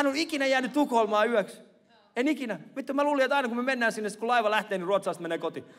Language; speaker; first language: Finnish; early bilingual, other home language; Persian